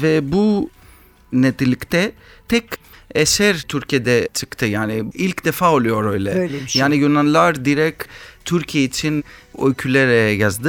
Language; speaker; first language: Turkish; non-native, learner; Greek